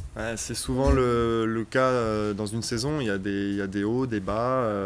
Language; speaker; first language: French; native; French